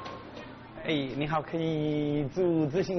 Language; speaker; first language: Chinese; non-native, learner; English